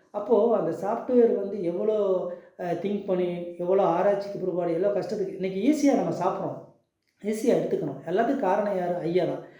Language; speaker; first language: Tamil; native; Tamil